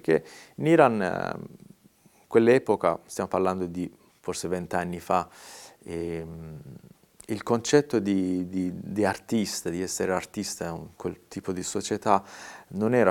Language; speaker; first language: Italian; non-native, fluent; Persian